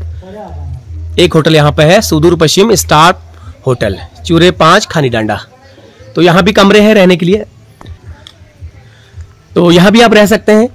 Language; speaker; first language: Hindi; native; Hindi